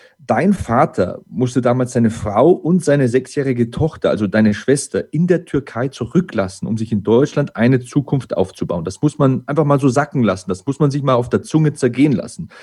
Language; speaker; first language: German; native; German